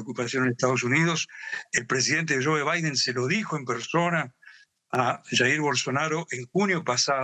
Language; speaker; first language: Spanish; native; Spanish